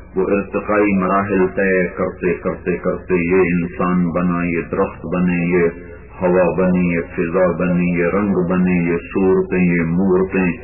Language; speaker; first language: Urdu; non-native, local second language; Punjabi